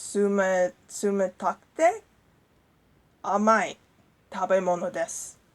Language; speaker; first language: Japanese; non-native, learner; English